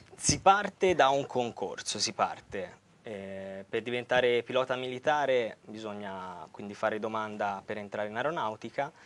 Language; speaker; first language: Italian; native; Italian